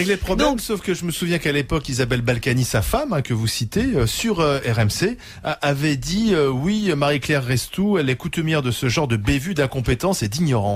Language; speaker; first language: French; native; French